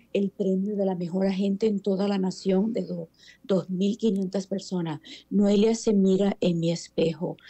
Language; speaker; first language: Spanish; native; Spanish